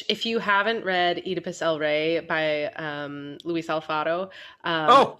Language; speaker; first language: English; native; English